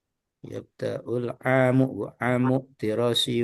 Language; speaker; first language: Arabic; non-native, learner; Indonesian